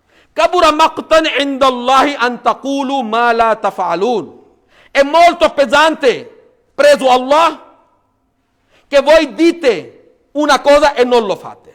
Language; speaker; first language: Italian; non-native, fluent; Urdu